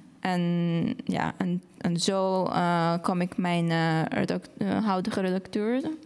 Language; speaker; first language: Dutch; non-native, fluent; Persian